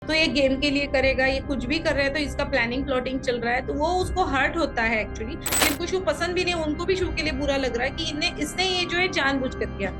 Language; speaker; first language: Hindi; non-native, local second language; Marathi